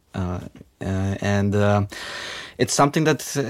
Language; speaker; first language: English; non-native, fluent; Macedonian